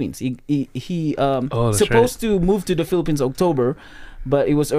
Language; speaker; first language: English; non-native, local second language; Pampanga